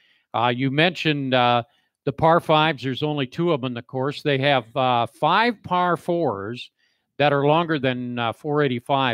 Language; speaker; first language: English; native; English